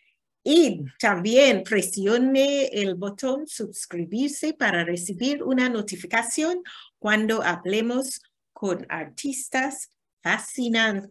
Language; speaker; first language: Spanish; non-native, learner; English